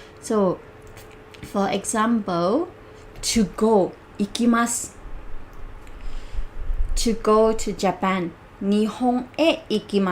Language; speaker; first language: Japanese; non-native, learner; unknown